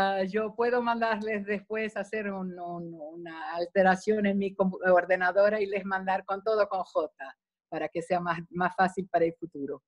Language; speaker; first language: Spanish; non-native, fluent; Portuguese